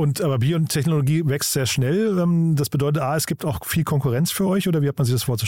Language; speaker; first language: German; native; German